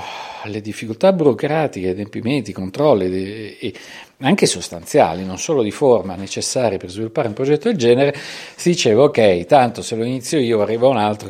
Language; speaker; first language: Italian; native; Italian